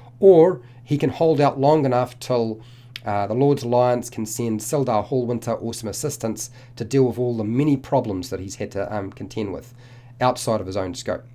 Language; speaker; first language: English; native; English